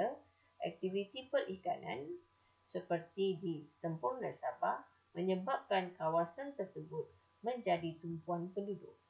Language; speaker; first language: Malay; native; Malay